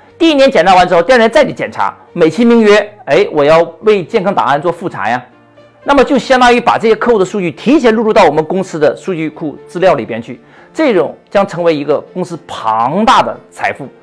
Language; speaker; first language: Chinese; native; Chinese